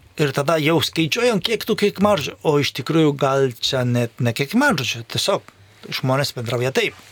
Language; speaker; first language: Lithuanian; non-native, fluent; Spanish